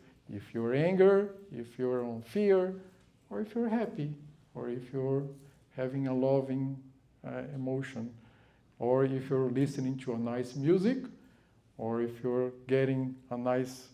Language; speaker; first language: English; non-native, fluent; Portuguese